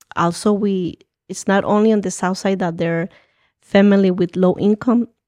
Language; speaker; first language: English; early bilingual, other home language; Spanish